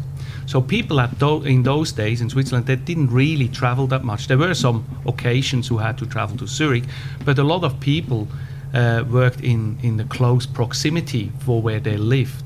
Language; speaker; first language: English; non-native, fluent; German